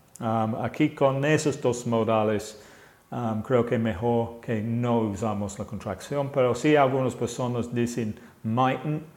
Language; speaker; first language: Spanish; non-native, fluent; English